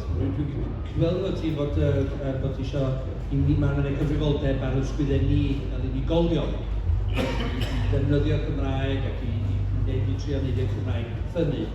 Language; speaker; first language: Welsh; native; Welsh